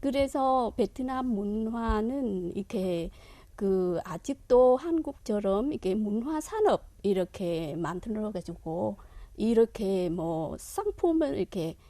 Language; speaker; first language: Korean; non-native, fluent; Vietnamese